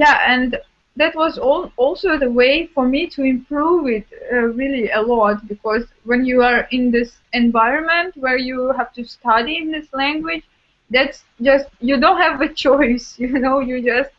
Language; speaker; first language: English; non-native, fluent; Russian